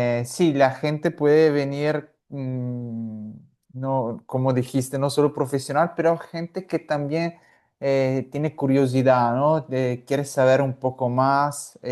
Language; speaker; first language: Spanish; non-native, fluent; Italian